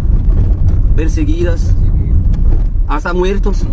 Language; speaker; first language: Spanish; non-native, fluent; Portuguese